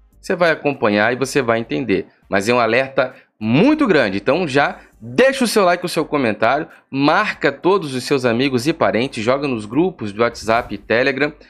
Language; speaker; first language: Portuguese; native; Portuguese